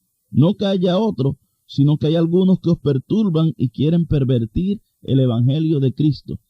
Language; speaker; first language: Spanish; native; Spanish